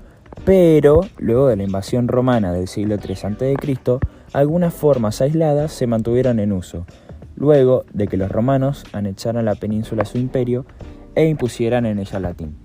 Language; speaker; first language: Spanish; native; Spanish